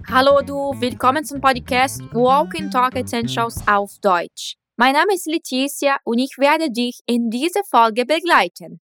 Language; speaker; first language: German; non-native, fluent; Portuguese